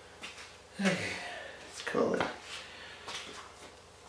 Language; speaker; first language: English; native; English